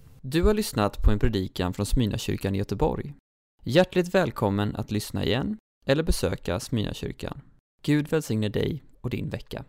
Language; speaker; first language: Swedish; native; Swedish